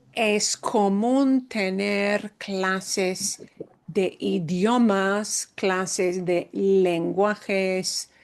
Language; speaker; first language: Spanish; non-native, fluent; English